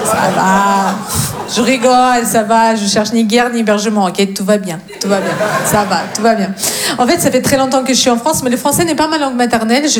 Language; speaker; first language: French; non-native, fluent; Russian